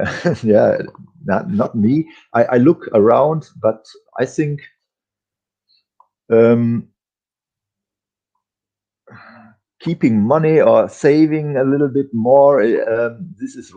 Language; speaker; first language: English; non-native, fluent; German